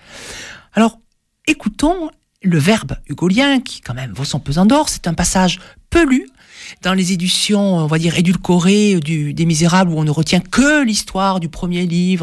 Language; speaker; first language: French; native; French